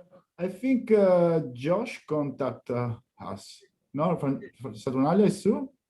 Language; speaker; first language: English; non-native, learner; Italian